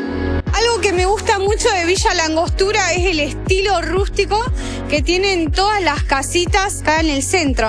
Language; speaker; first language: Spanish; native; Spanish